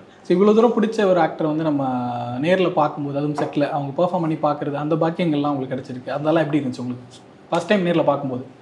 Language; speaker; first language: Tamil; native; Tamil